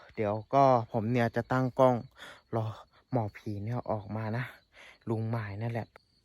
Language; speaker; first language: Thai; non-native, local second language; S'gaw Karen